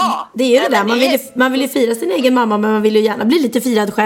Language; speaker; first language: Swedish; native; Swedish